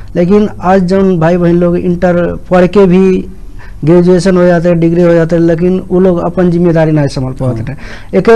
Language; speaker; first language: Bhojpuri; non-native, local second language; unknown